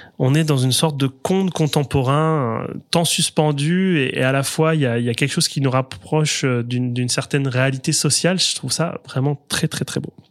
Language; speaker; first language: French; native; French